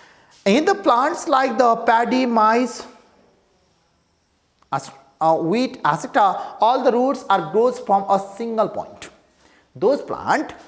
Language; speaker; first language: English; non-native, local second language; Nepali